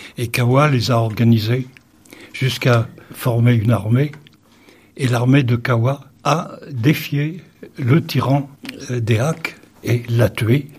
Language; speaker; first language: French; native; French